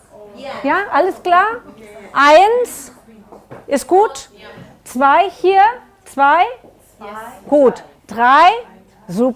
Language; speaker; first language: German; non-native, learner; Catalan